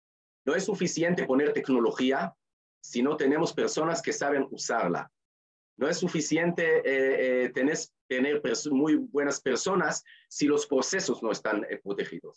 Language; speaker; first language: Spanish; non-native, fluent; Hebrew